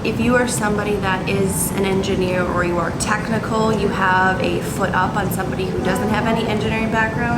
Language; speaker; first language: English; native; English